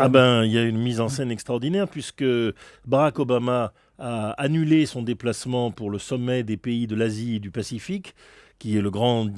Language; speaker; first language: French; native; French